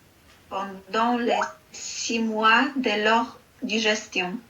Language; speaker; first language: French; non-native, learner; Filipino